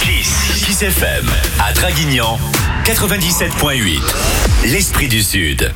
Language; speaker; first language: French; native; French